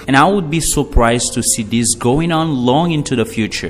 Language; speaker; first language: English; non-native, fluent; Haitian Creole